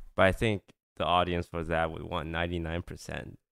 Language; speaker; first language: English; non-native, local second language; Chinese